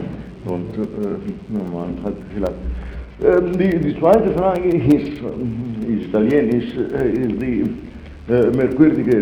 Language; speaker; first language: German; non-native, fluent; Italian